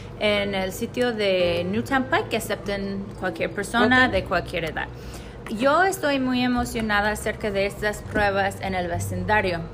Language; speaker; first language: Spanish; non-native, fluent; English